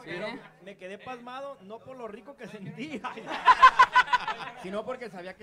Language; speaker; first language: Spanish; native; Spanish